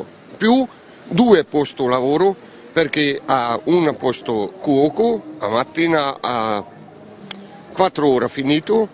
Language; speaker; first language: Italian; non-native, learner; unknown